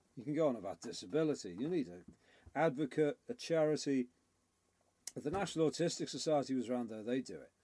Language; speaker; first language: English; native; English